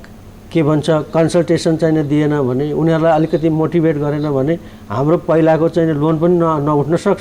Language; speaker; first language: Nepali; native; Nepali